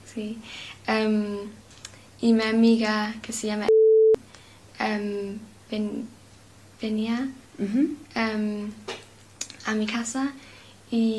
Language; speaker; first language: Spanish; non-native, learner; English